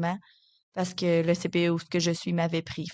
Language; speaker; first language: French; native; French